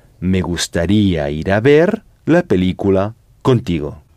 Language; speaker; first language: Spanish; non-native, fluent; French